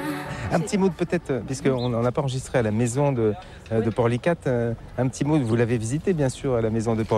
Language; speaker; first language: French; native; French